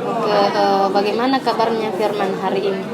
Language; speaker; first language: Indonesian; native; Indonesian